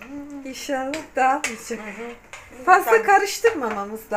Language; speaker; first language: Turkish; non-native, learner; Russian